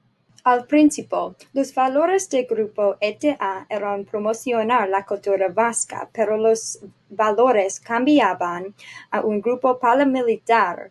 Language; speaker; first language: Spanish; non-native, learner; English